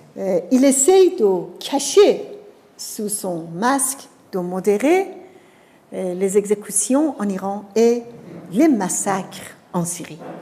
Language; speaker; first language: French; non-native, fluent; Persian